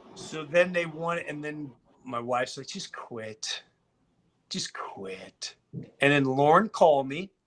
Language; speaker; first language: English; native; English